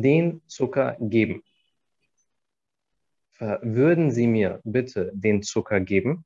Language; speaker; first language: German; non-native, fluent; Arabic